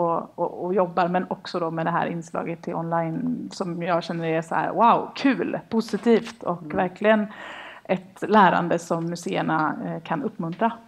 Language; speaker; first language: Swedish; native; Swedish